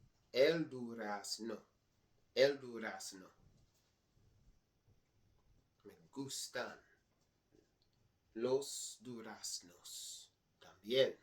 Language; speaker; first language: Spanish; non-native, learner; English